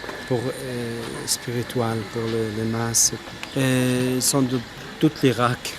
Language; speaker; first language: French; non-native, learner; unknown